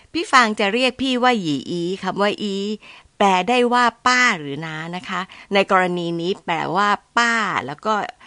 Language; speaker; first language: Thai; native; Thai